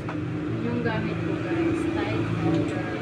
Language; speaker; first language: Filipino; native; Filipino